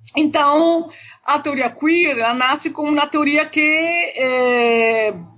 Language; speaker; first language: Portuguese; non-native, fluent; Italian